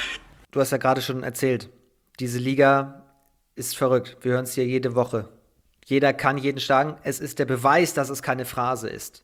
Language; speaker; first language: German; native; German